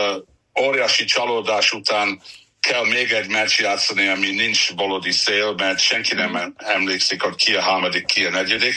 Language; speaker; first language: Hungarian; non-native, learner; English